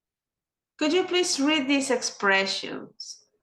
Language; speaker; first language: English; non-native, fluent; Spanish